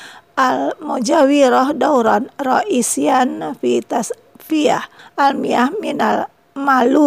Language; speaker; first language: Arabic; non-native, fluent; Indonesian